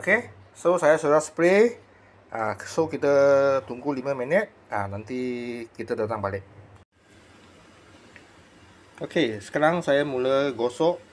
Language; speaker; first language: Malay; non-native, local second language; Chinese